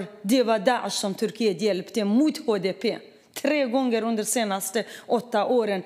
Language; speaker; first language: Swedish; non-native, fluent; Kurdish